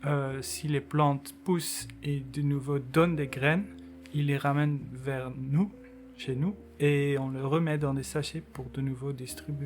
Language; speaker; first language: French; non-native, local second language; Dutch